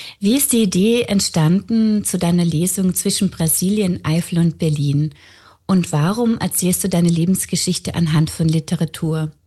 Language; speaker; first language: German; native; German